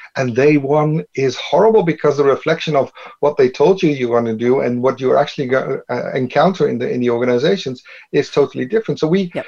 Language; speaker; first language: English; non-native, fluent; Dutch